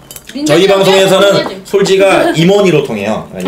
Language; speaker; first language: Korean; native; Korean